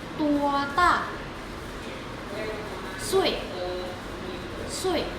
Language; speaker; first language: Chinese; non-native, fluent; Thai